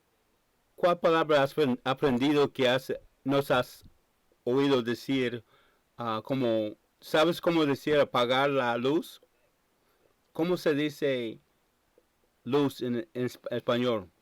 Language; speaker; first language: Spanish; non-native, fluent; English